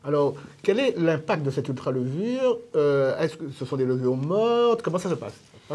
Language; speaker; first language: French; native; French